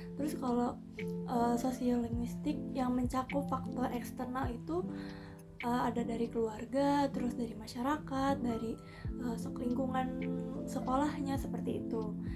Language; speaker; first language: Indonesian; native; Indonesian